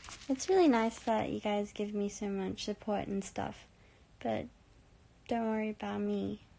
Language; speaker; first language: English; early bilingual, other home language; Korean